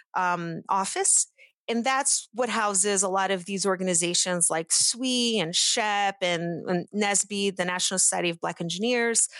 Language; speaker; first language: English; early bilingual, other home language; Portuguese